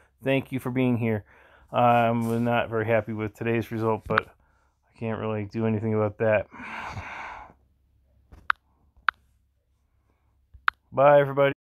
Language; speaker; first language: English; native; English